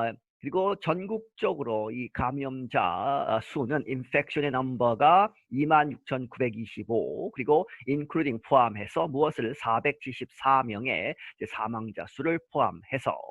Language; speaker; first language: Korean; native; Korean